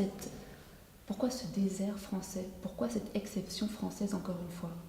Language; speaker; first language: French; native; French